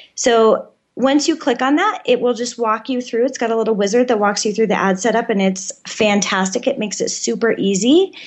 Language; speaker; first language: English; native; English